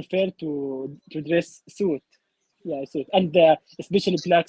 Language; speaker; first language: English; non-native, learner; Arabic